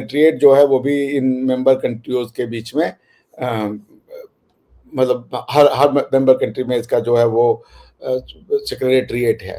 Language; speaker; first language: Hindi; native; Hindi